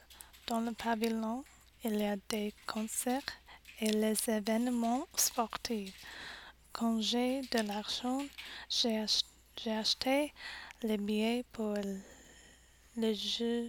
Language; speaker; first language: French; non-native, learner; English